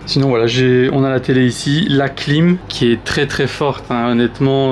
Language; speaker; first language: French; native; French